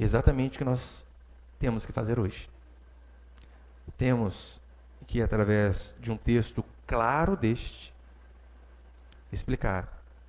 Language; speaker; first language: Portuguese; native; Portuguese